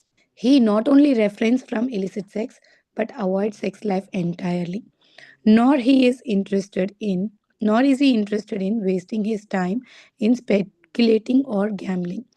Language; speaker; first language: English; non-native, fluent; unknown